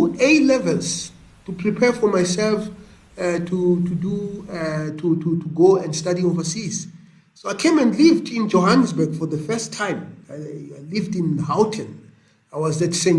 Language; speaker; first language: English; non-native, local second language; Venda